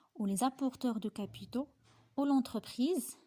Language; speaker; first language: French; non-native, local second language; Arabic